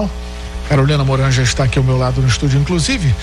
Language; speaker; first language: Portuguese; native; Portuguese